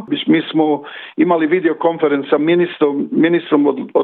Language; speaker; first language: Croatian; early bilingual, other home language; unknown